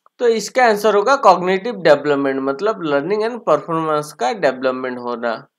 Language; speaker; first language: Hindi; non-native, local second language; Bangla